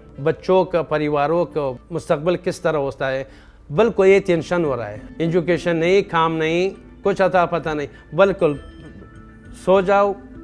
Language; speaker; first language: Hindi; non-native, fluent; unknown